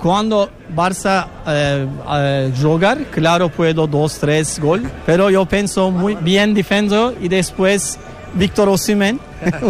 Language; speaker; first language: Spanish; non-native, learner; Turkish